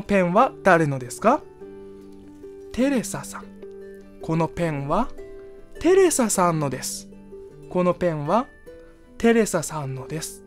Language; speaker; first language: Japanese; non-native, fluent; Chinese